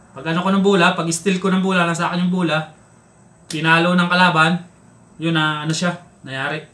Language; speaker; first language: Filipino; non-native, local second language; Cebuano